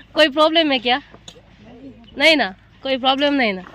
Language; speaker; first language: Hindi; non-native, local second language; Kannada